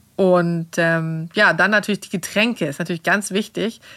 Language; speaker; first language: German; non-native, fluent; Swedish